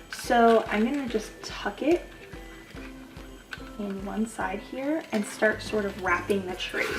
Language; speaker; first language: English; native; English